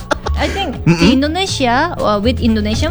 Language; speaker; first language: English; non-native, learner; Korean